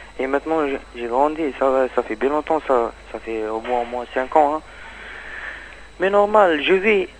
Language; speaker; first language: French; non-native, learner; Arabic